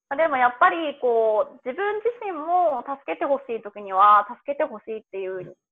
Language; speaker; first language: Japanese; native; Japanese